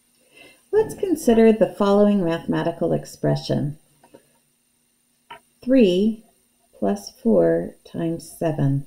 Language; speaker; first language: English; native; English